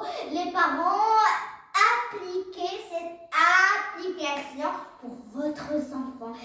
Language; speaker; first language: French; non-native, learner; Arabic